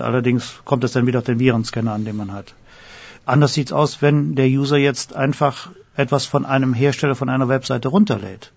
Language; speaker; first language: German; native; German